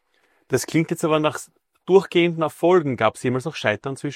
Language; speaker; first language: German; native; German